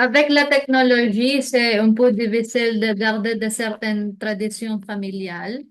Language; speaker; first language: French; non-native, learner; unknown